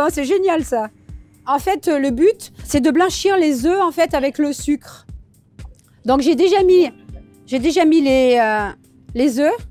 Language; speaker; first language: French; native; French